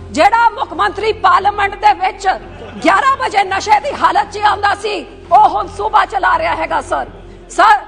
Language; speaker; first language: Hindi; non-native, local second language; Punjabi